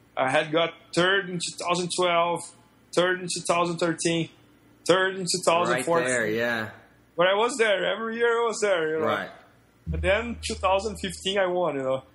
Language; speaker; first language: English; non-native, fluent; Portuguese